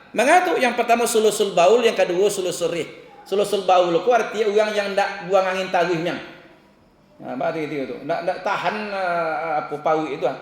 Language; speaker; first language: Malay; non-native, local second language; Minangkabau